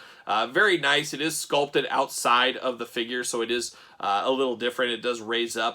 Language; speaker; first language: English; native; English